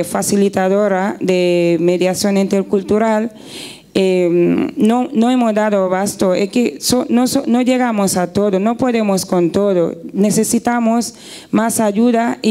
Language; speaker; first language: Spanish; non-native, fluent; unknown